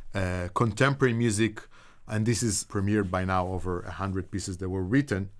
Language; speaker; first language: English; non-native, fluent; Hebrew